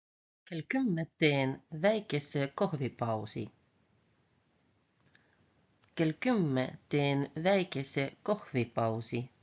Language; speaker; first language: Estonian; non-native, local second language; Russian